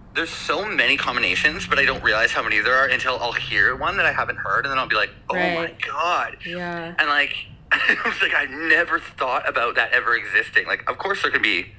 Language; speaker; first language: English; native; English